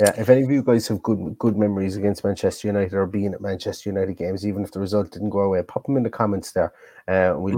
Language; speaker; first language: English; native; English